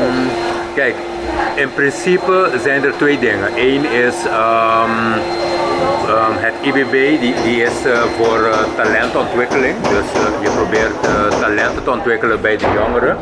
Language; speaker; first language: Dutch; non-native, local second language; Papiamento